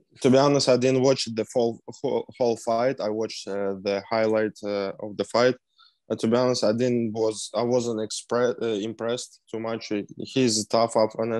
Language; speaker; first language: English; non-native, fluent; Russian